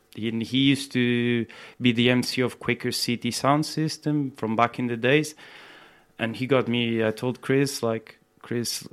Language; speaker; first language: English; non-native, fluent; Portuguese